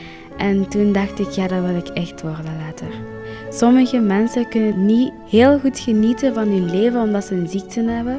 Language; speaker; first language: Dutch; early bilingual, other home language; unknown